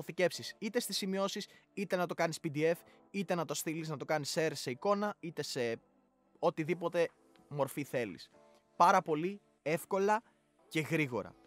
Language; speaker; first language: Greek; native; Greek